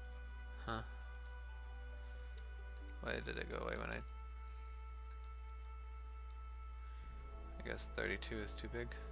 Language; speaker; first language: English; native; English